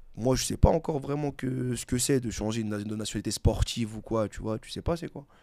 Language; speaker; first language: French; native; French